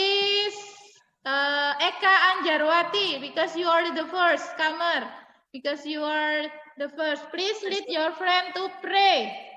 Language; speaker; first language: English; non-native, fluent; Indonesian